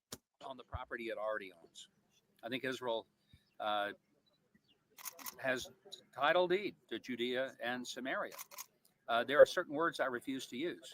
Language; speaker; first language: English; native; English